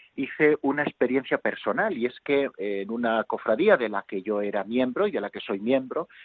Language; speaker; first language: Spanish; native; Spanish